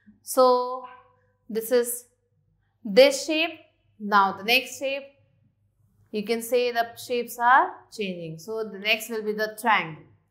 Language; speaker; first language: English; non-native, local second language; Hindi